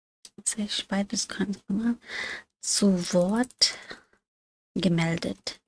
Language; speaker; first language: German; non-native, fluent; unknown